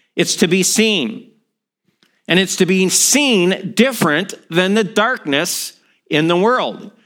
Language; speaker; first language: English; native; English